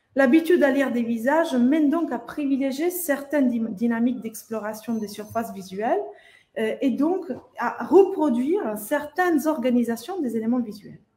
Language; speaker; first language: French; non-native, fluent; Italian